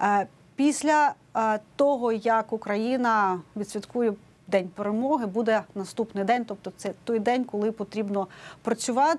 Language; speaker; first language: Ukrainian; native; Ukrainian